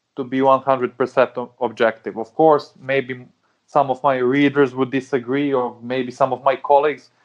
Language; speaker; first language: English; non-native, fluent; Serbian